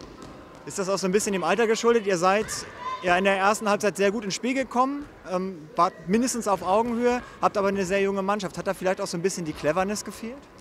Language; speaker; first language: German; native; German